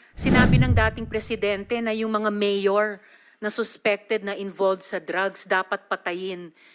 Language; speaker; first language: Filipino; native; Filipino